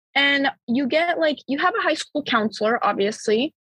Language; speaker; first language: English; early bilingual, other home language; Bulgarian